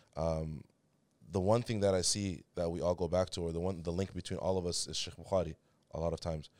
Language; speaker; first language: English; native; English